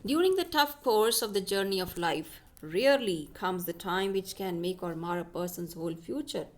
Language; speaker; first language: English; non-native, local second language; Punjabi